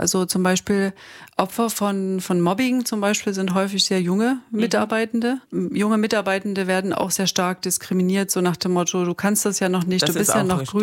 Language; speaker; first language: German; native; German